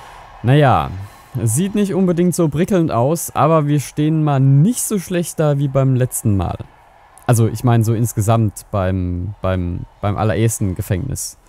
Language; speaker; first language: German; native; German